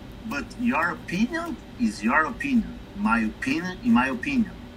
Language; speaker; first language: English; non-native, learner; Portuguese